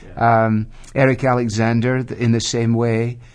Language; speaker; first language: English; native; English